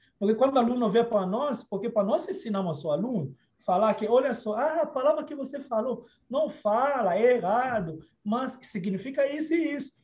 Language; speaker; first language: Portuguese; non-native, fluent; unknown